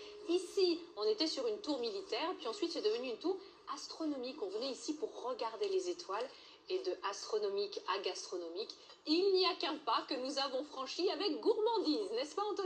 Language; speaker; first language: French; native; French